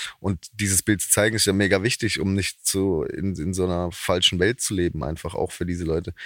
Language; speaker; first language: German; native; German